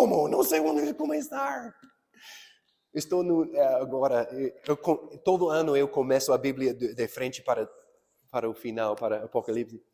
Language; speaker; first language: Portuguese; non-native, fluent; English